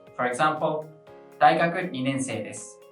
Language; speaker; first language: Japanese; non-native, fluent; English